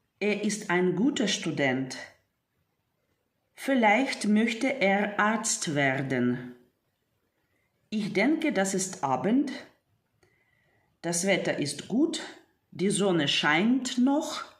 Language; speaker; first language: German; non-native, fluent; Ukrainian